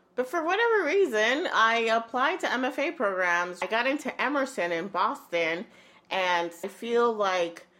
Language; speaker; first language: English; native; English